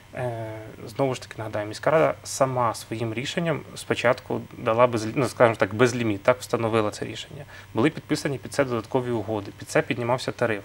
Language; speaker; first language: Ukrainian; native; Ukrainian